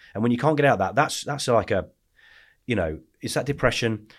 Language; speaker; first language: English; native; English